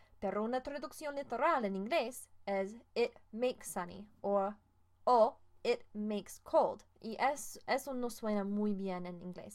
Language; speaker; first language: Spanish; non-native, fluent; English